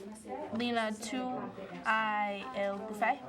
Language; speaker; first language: Italian; non-native, learner; English